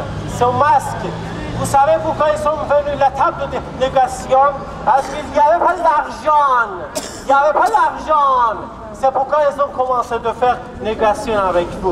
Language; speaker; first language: French; non-native, fluent; Kurdish